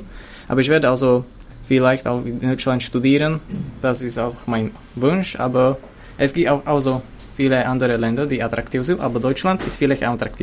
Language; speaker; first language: German; non-native, learner; Slovak